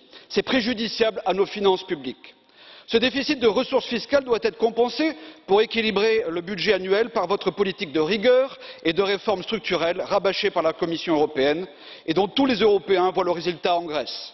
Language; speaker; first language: French; native; French